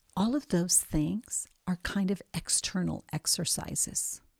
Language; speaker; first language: English; early bilingual, other home language; Spanish